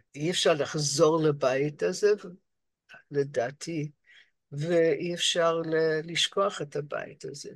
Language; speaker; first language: Hebrew; non-native, fluent; English